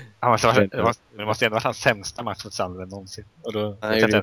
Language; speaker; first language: Swedish; native; Swedish